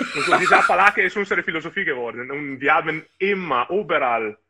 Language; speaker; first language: German; non-native, fluent; Italian